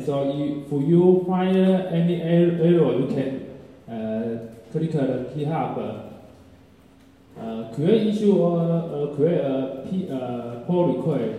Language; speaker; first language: English; non-native, learner; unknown